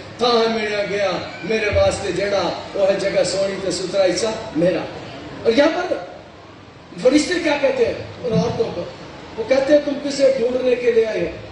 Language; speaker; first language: Urdu; non-native, local second language; Punjabi